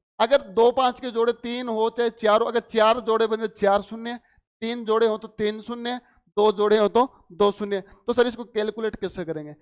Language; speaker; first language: Hindi; native; Hindi